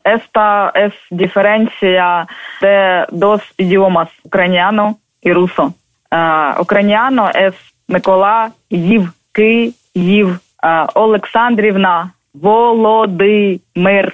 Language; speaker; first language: Spanish; non-native, fluent; Ukrainian